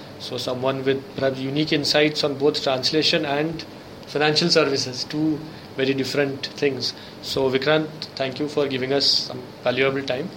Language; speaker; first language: English; non-native, local second language; Marathi